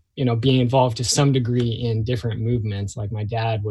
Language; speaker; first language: English; native; English